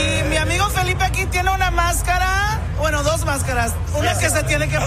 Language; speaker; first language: Spanish; early bilingual, heritage; Spanish